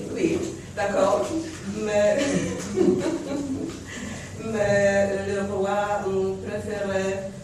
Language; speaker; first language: French; non-native, fluent; Polish